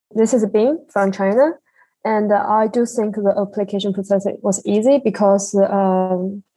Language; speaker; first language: English; non-native, learner; Chinese